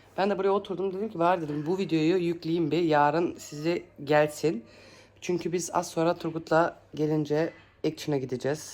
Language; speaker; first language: Turkish; early bilingual, heritage; Turkish